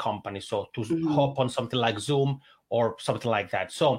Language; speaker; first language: English; non-native, fluent; Italian